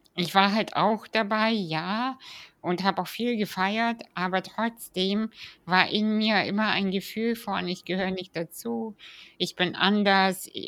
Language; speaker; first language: German; early bilingual, other home language; Russian